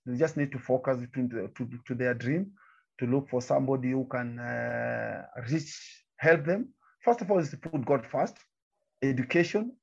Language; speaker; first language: English; non-native, local second language; Luo (Kenya and Tanzania)